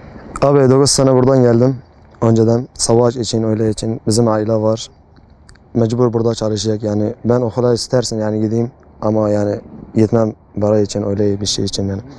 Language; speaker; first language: Turkish; non-native, learner; Arabic